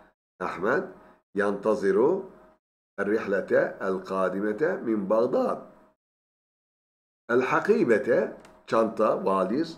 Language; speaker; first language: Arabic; non-native, fluent; Turkish